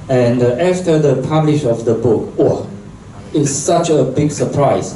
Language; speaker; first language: English; non-native, local second language; Chinese